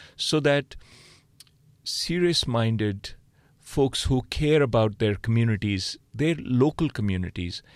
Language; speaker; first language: English; non-native, local second language; Punjabi